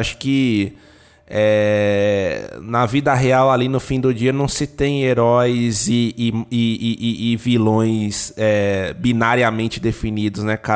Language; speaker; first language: Portuguese; native; Portuguese